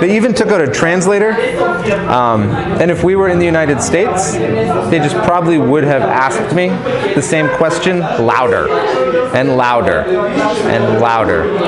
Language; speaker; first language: English; native; English